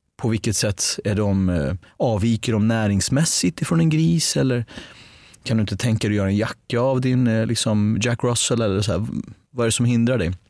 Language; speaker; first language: Swedish; early bilingual, other home language; Armenian